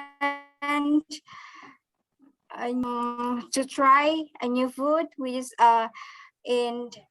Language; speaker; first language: English; non-native, learner; Indonesian